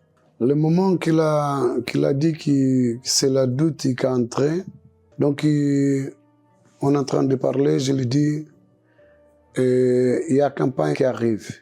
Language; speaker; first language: French; non-native, local second language; Portuguese